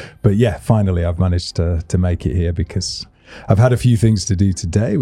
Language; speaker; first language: English; native; English